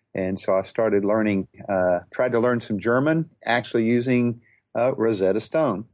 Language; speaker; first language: English; native; English